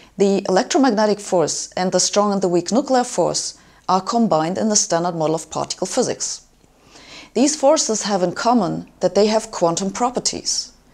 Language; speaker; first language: English; non-native, fluent; German